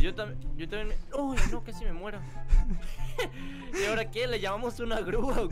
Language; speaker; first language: Spanish; native; Spanish